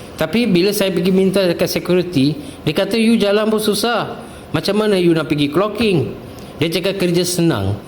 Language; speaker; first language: Malay; non-native, local second language; Tamil